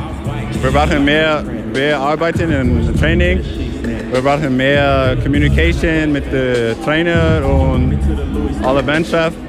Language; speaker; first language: German; non-native, learner; English